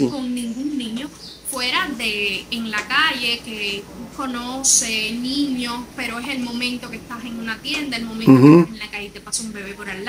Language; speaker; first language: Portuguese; non-native, learner; Spanish